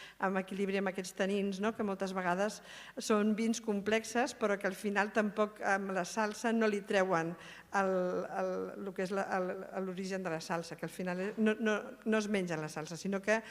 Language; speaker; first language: Catalan; native; Catalan